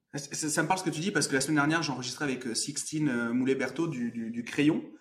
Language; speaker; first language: French; native; French